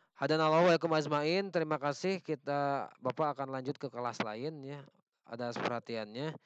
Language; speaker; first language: Indonesian; non-native, local second language; Sundanese